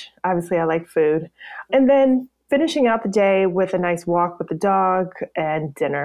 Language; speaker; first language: English; native; English